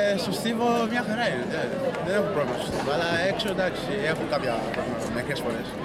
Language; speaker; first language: Greek; early bilingual, other home language; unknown